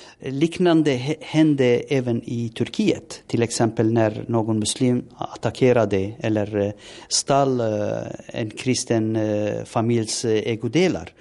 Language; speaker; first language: Swedish; non-native, fluent; Turoyo